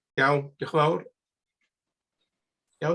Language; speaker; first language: Welsh; native; Welsh